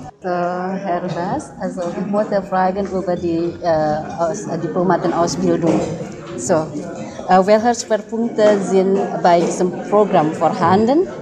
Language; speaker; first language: German; non-native, learner; Indonesian